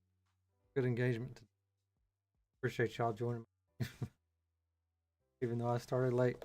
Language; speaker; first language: English; native; English